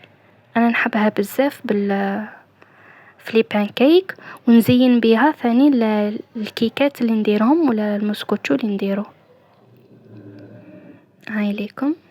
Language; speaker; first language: Arabic; native; Arabic